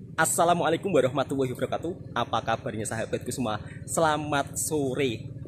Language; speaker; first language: Indonesian; native; Indonesian